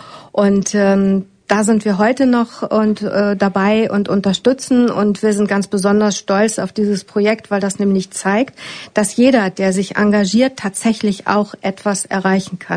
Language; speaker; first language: German; native; German